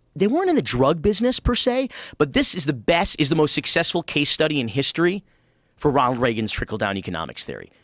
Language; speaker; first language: English; native; English